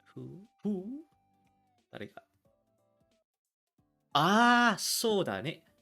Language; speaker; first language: Japanese; non-native, learner; English